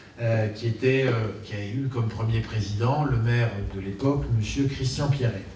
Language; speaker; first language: French; native; French